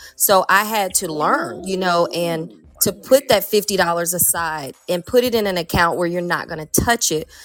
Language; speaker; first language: English; native; English